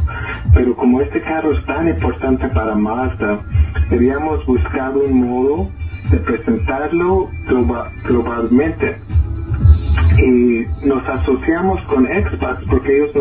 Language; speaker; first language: Spanish; early bilingual, heritage; Spanish